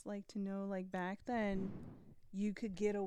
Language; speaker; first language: English; native; English